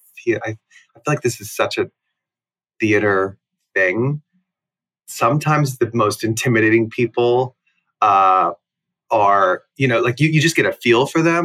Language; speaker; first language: English; native; English